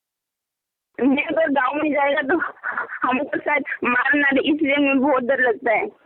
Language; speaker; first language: Hindi; non-native, local second language; Bangla